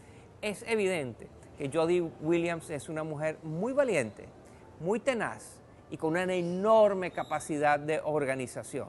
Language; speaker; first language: Spanish; native; Spanish